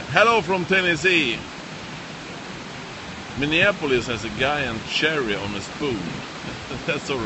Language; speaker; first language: English; non-native, learner; Swedish